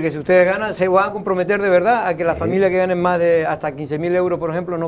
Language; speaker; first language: Spanish; native; Spanish